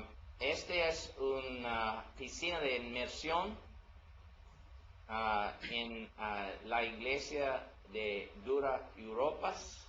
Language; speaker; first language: Spanish; non-native, learner; English